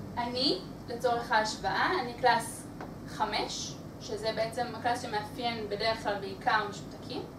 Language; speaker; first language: Hebrew; native; Hebrew